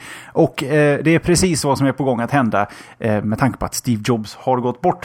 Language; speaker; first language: Swedish; native; Swedish